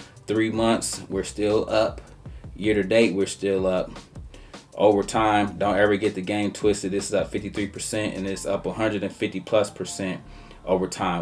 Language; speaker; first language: English; native; English